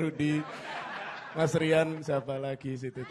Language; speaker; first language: Indonesian; native; Indonesian